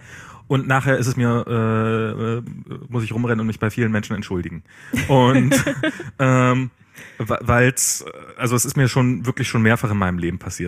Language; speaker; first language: German; native; German